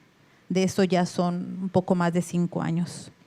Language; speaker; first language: Spanish; native; Spanish